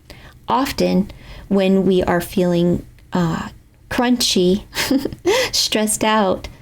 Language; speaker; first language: English; native; English